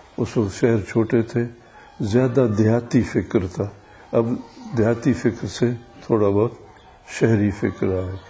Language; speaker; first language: Urdu; non-native, local second language; Baluchi